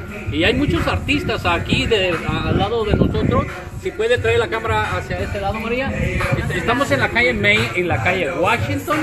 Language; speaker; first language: Spanish; native; Spanish